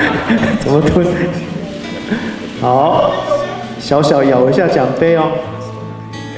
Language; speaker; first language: Chinese; native; Chinese